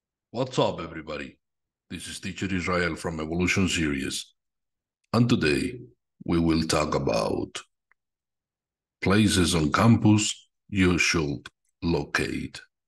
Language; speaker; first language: English; non-native, fluent; Spanish